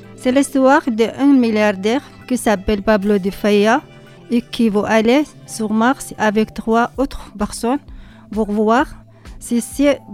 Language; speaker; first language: French; non-native, learner; Arabic